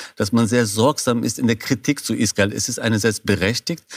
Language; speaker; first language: German; non-native, fluent; Kurdish